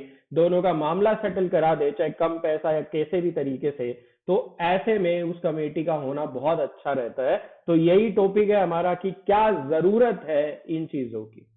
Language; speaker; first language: Hindi; native; Hindi